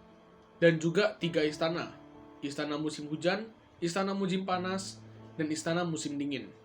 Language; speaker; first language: Indonesian; native; Indonesian